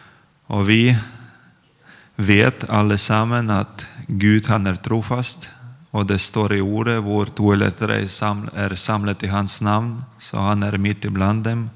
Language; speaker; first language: Norwegian; non-native, fluent; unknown